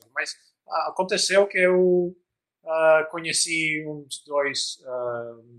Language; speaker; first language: Portuguese; non-native, fluent; Albanian